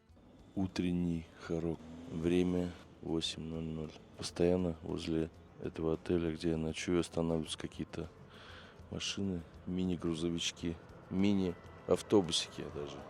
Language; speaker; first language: Russian; native; Russian